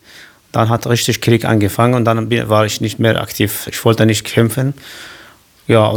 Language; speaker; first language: German; non-native, learner; Kurdish